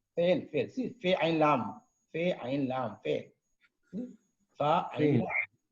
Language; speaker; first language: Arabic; non-native, fluent; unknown